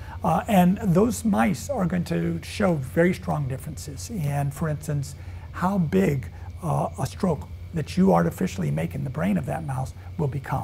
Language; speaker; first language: English; native; English